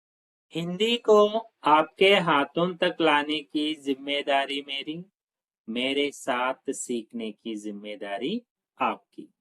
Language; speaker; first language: Hindi; non-native, local second language; Telugu